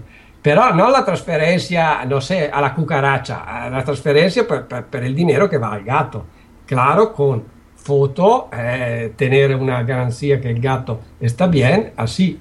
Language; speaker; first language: Spanish; non-native, learner; Italian